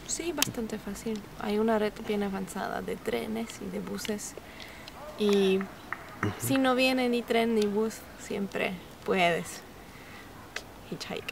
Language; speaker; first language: Spanish; non-native, fluent; Czech